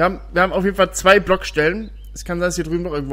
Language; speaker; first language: German; native; German